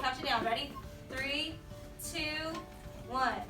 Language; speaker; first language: English; native; English